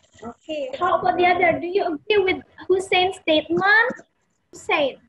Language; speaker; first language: English; non-native, fluent; Indonesian